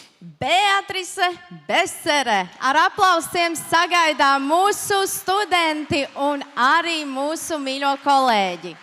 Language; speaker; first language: Latvian; native; Latvian